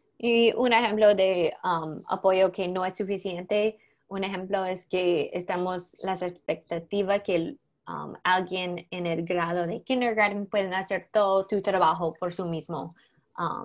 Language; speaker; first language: Spanish; non-native, learner; English